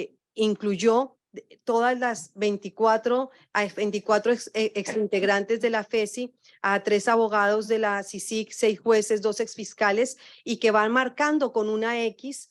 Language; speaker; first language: Spanish; native; Spanish